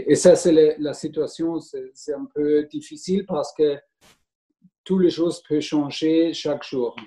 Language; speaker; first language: French; non-native, learner; German